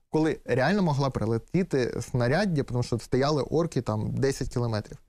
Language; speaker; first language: Ukrainian; native; Ukrainian